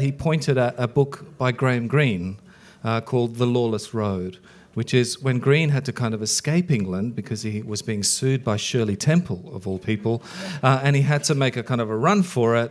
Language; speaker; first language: English; early bilingual, other home language; Icelandic